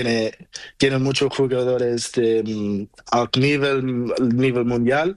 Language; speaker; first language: Spanish; non-native, learner; Portuguese